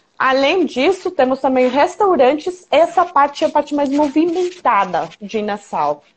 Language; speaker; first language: Portuguese; non-native, fluent; Spanish